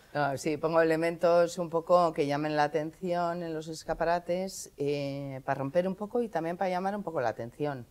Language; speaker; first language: Spanish; native; Spanish